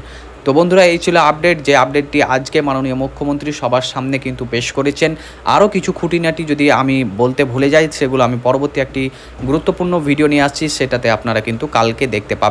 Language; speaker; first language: Bangla; native; Bangla